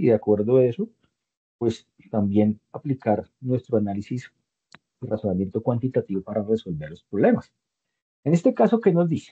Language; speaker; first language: Spanish; native; Spanish